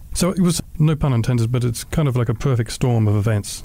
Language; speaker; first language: English; native; English